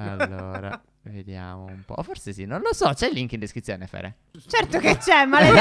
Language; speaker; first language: Italian; native; Italian